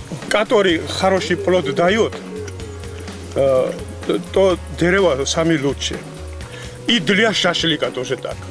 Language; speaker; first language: Russian; non-native, fluent; Georgian